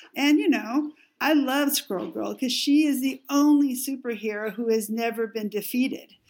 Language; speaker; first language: English; non-native, fluent; Spanish